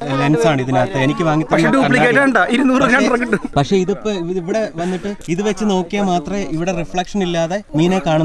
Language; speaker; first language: Malayalam; native; Malayalam